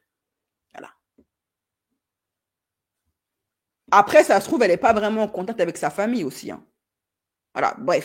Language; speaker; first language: French; native; French